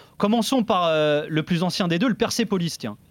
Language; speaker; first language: French; native; French